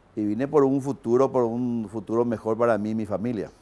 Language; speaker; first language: Spanish; native; Spanish